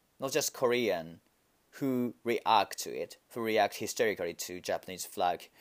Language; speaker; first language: English; non-native, learner; Japanese